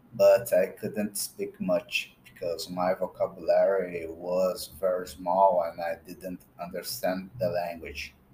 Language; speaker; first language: English; non-native, fluent; Portuguese